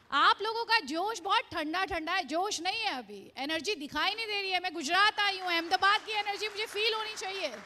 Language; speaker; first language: Hindi; native; Hindi